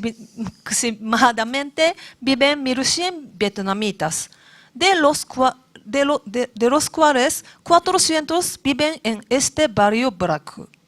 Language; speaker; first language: Spanish; non-native, learner; Japanese